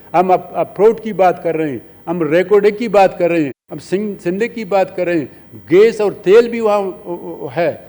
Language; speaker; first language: Urdu; non-native, local second language; Baluchi